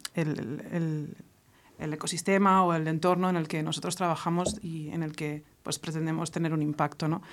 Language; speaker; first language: Spanish; native; Spanish